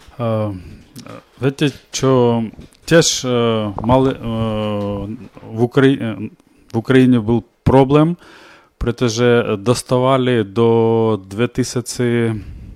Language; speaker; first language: Slovak; non-native, learner; Ukrainian